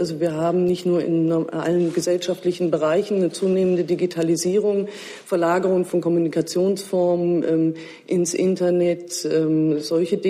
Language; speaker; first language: German; native; German